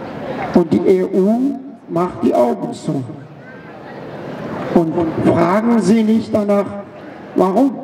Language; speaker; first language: German; non-native, fluent; Persian